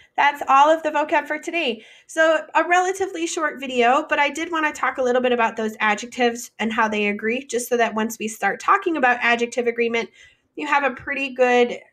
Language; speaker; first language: English; native; English